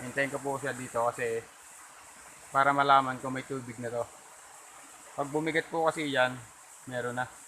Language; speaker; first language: Filipino; native; Filipino